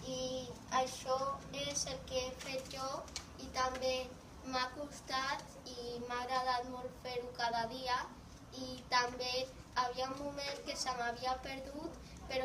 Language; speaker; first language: Catalan; non-native, local second language; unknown